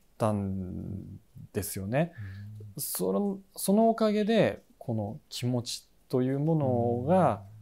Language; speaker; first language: Japanese; native; Japanese